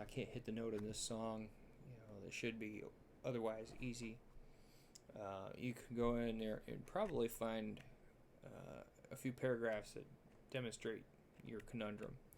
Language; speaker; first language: English; native; English